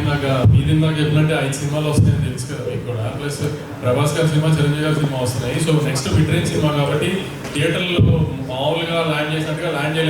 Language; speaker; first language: Telugu; native; Telugu